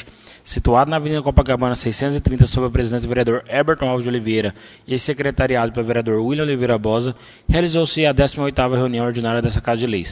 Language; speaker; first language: Portuguese; native; Portuguese